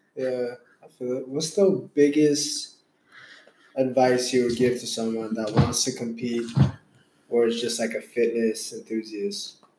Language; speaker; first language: English; early bilingual, other home language; Hindi